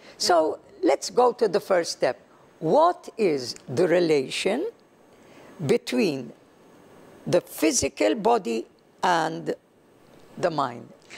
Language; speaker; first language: English; non-native, local second language; Maltese